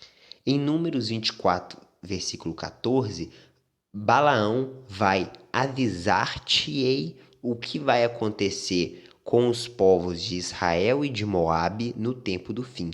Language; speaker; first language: Portuguese; native; Portuguese